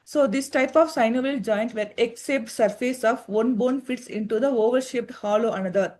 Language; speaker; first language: English; non-native, local second language; Tamil